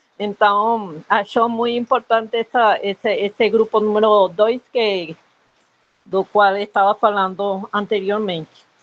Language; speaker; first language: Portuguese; non-native, fluent; Spanish